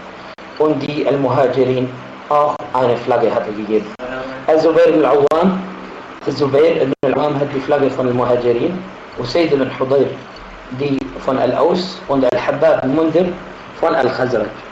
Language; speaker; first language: German; non-native, fluent; Arabic